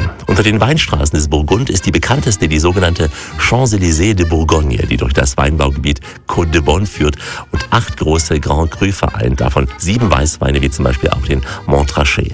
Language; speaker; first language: German; native; German